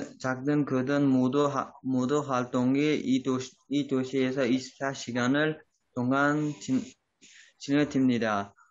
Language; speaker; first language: Korean; non-native, learner; Uzbek